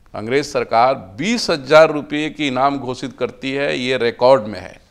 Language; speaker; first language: Hindi; native; Hindi